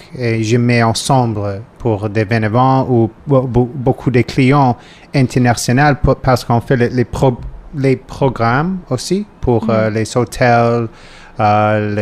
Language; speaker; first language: French; non-native, learner; English